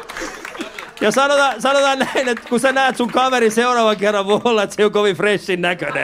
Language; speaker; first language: Finnish; early bilingual, other home language; Persian